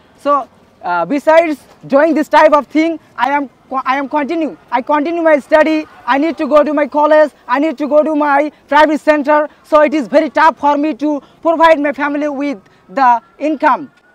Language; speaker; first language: English; non-native, local second language; Bangla